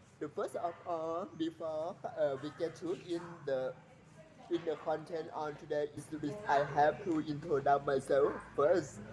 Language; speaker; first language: English; non-native, learner; Thai